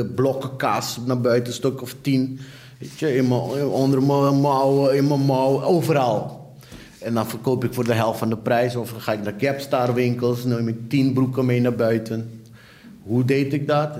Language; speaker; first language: Dutch; early bilingual, other home language; Papiamento